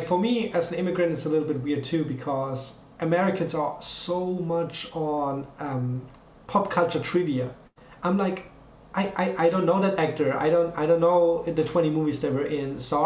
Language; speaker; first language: English; non-native, fluent; German